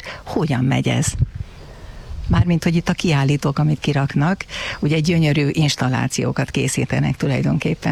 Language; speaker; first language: Hungarian; native; Hungarian